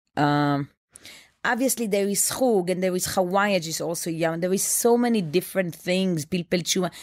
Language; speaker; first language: English; non-native, fluent; Hebrew